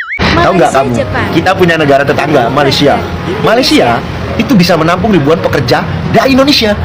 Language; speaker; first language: Indonesian; native; Indonesian